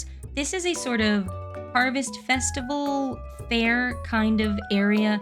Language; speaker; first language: English; native; English